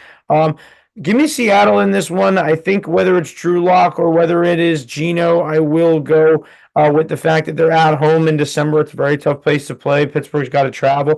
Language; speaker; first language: English; native; English